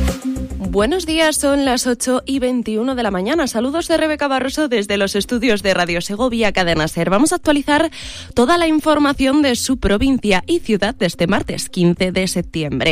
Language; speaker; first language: Spanish; native; Spanish